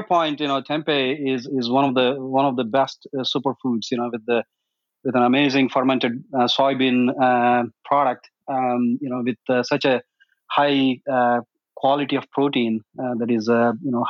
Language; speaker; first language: English; non-native, local second language; Telugu